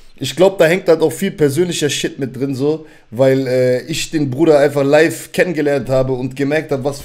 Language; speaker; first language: German; native; German